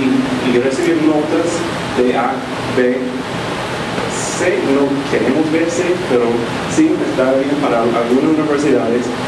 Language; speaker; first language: Spanish; non-native, fluent; English